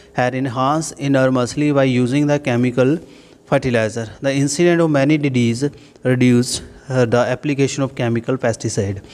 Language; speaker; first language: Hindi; non-native, local second language; Punjabi